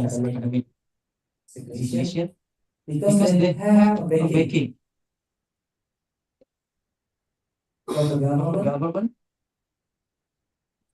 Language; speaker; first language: English; non-native, fluent; Indonesian